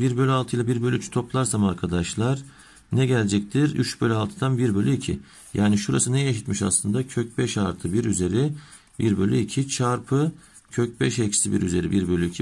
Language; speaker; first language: Turkish; native; Turkish